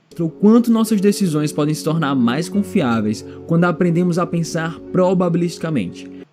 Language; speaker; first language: Portuguese; native; Portuguese